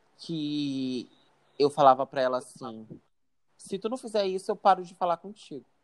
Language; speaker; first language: Portuguese; native; Portuguese